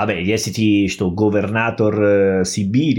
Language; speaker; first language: Russian; non-native, fluent; Italian